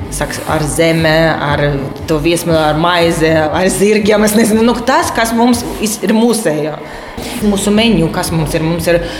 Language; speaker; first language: Latvian; non-native, local second language; Russian